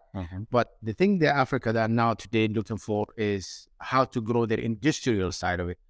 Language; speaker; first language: English; non-native, fluent; Somali